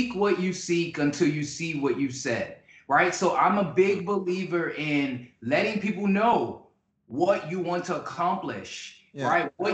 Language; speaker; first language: English; native; English